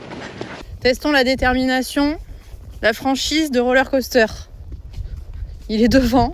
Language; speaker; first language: French; native; French